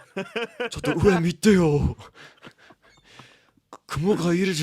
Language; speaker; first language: Japanese; non-native, fluent; English